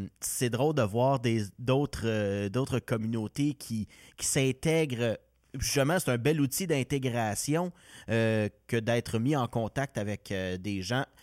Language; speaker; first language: French; native; French